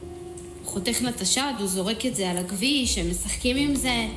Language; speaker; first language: Hebrew; native; Hebrew